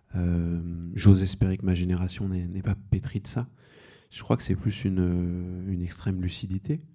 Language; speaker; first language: French; native; French